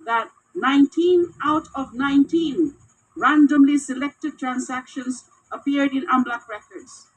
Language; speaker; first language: English; non-native, local second language; Filipino